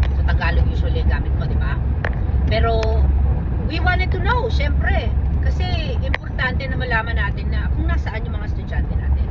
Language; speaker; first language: Filipino; native; Filipino